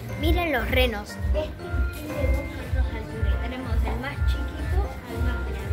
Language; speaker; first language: Spanish; native; Spanish